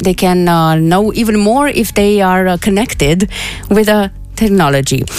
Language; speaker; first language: English; non-native, fluent; Romanian